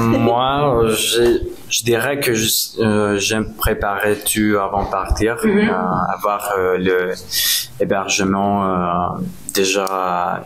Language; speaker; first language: French; non-native, learner; Spanish